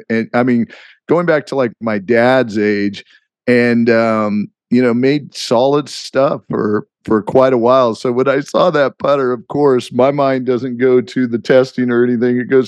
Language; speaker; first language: English; native; English